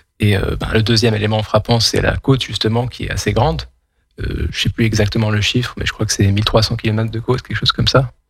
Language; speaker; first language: French; non-native, local second language; Kabyle